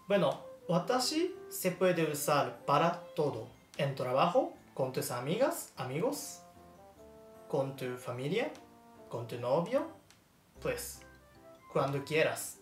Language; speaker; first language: Spanish; non-native, learner; Japanese